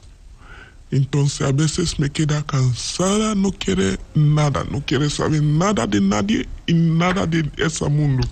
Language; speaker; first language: Spanish; non-native, learner; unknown